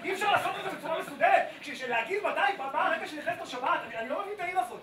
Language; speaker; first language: Hebrew; native; Hebrew